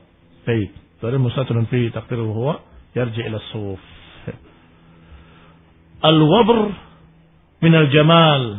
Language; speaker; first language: Arabic; non-native, fluent; Indonesian